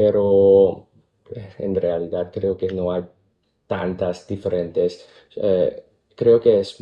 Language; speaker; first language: Spanish; non-native, learner; Cantonese